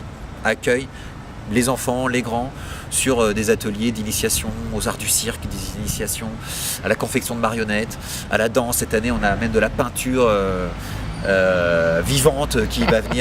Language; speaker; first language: French; native; French